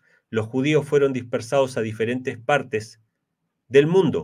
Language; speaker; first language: Spanish; native; Spanish